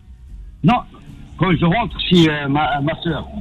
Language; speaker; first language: French; non-native, learner; Arabic